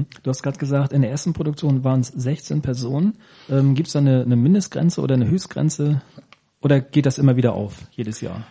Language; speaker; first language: German; native; German